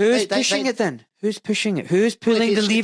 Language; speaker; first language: English; native; English